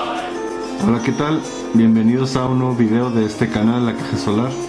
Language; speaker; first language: Spanish; native; Spanish